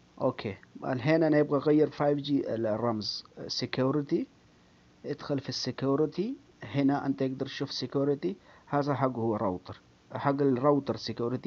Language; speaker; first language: Arabic; non-native, learner; Urdu